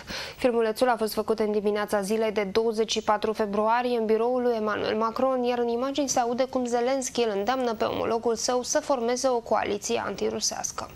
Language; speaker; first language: Romanian; native; Romanian